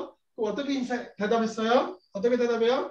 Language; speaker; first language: Korean; non-native, learner; Bangla